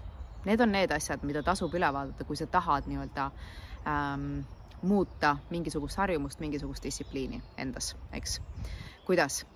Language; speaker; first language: Estonian; native; Estonian